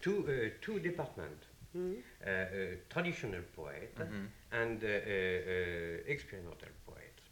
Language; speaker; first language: English; non-native, learner; French